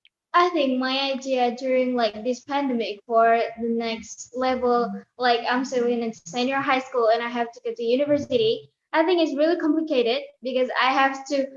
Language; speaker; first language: English; non-native, learner; Indonesian